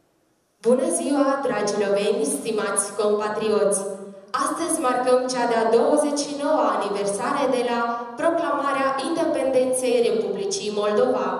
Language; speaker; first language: Romanian; native; Romanian